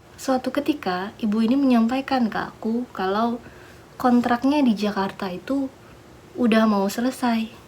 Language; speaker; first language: Indonesian; native; Indonesian